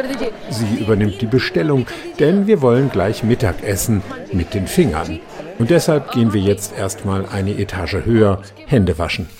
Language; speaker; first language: German; native; German